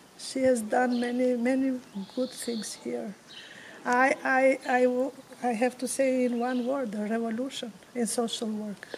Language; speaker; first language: English; non-native, fluent; Albanian